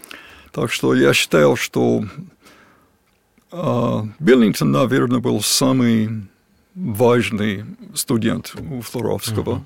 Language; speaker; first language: Russian; non-native, fluent; English